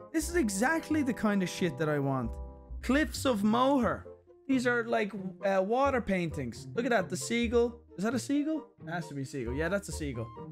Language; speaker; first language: English; native; English